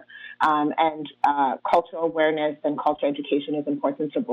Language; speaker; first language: English; native; English